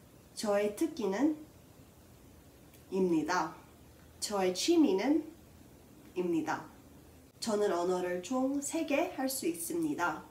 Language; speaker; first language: Korean; early bilingual, heritage; Korean